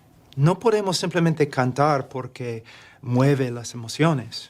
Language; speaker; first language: Spanish; non-native, fluent; English